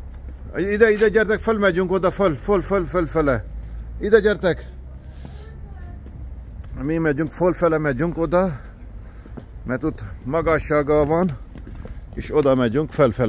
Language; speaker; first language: Hungarian; non-native, learner; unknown